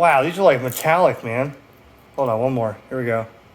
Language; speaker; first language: English; native; English